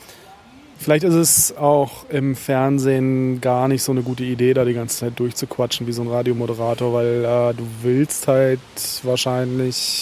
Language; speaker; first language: German; native; German